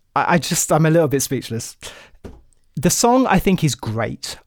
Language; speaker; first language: English; native; English